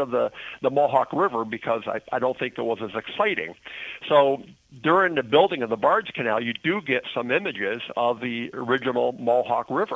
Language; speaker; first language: English; native; English